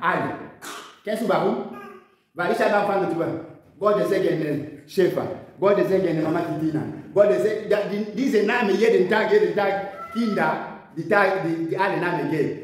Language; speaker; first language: German; non-native, learner; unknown